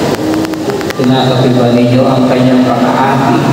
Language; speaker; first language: Filipino; native; Filipino